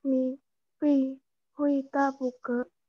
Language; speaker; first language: Chinese; non-native, learner; Indonesian